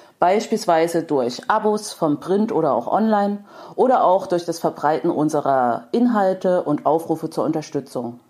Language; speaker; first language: German; native; German